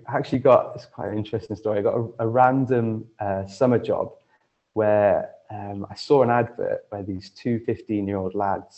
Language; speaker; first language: English; native; English